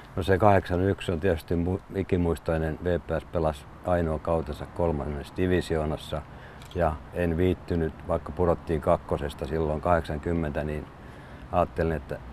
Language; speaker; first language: Finnish; native; Finnish